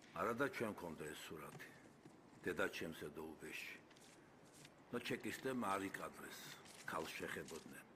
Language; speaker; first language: Georgian; native; Georgian